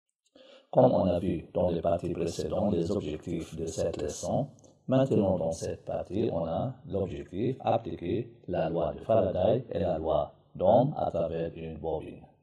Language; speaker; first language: French; non-native, local second language; Arabic